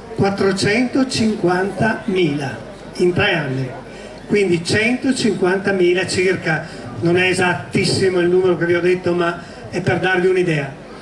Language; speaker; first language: Italian; native; Italian